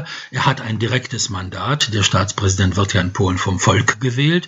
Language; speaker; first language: German; non-native, fluent; Polish